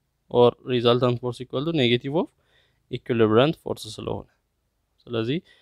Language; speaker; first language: English; non-native, fluent; Amharic